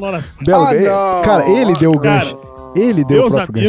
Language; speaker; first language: Portuguese; native; Portuguese